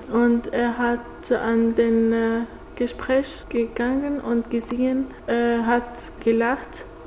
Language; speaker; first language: German; non-native, learner; Arabic